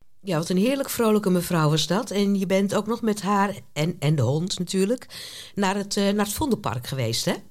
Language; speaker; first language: Dutch; native; Dutch